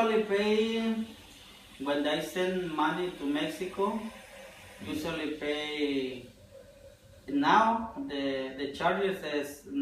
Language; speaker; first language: English; non-native, learner; Spanish